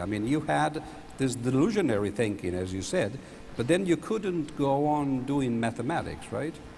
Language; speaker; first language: English; non-native, fluent; Italian